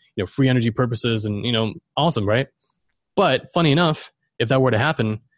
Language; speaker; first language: English; non-native, fluent; German